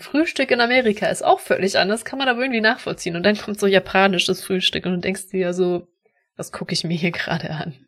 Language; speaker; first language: German; native; German